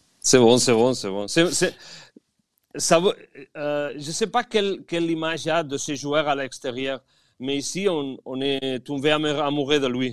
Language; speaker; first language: French; non-native, fluent; Spanish